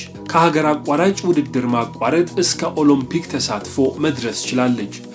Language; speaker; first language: Amharic; native; Amharic